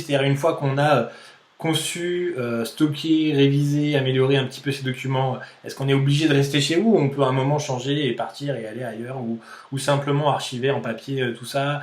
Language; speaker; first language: French; native; French